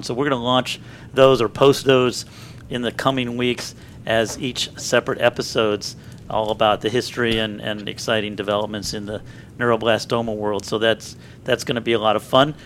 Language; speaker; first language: English; native; English